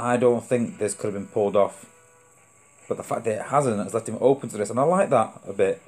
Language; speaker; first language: English; native; English